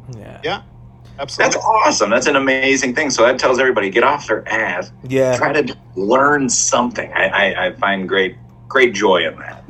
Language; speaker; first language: English; native; English